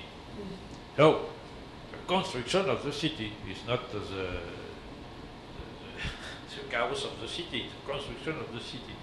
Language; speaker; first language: English; non-native, learner; French